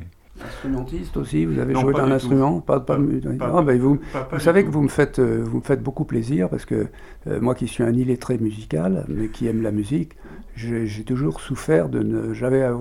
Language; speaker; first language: French; native; French